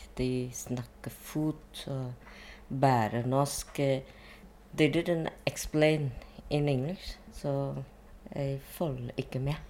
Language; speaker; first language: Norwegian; non-native, learner; Vietnamese